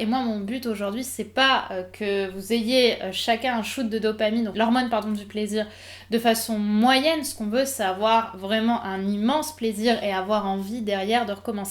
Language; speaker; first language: French; native; French